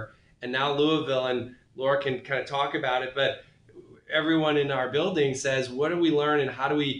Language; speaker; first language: English; native; English